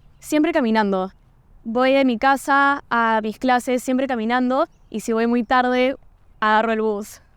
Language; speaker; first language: Spanish; non-native, fluent; Portuguese